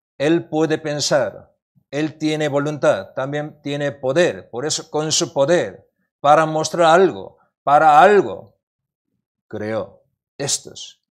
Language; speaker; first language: Spanish; non-native, learner; Korean